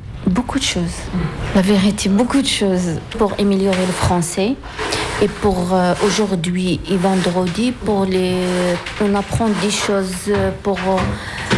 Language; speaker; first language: French; non-native, learner; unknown